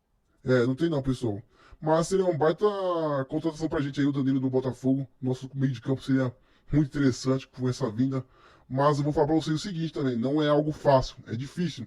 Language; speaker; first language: Portuguese; native; Portuguese